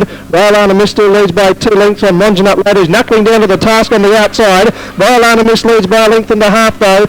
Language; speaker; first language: English; native; English